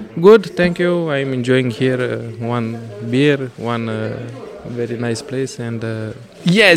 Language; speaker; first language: English; non-native, fluent; Romanian